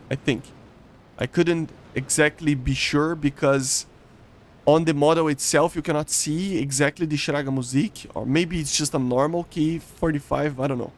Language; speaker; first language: English; non-native, fluent; Portuguese